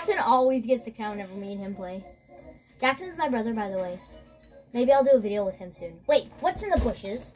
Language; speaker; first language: English; native; English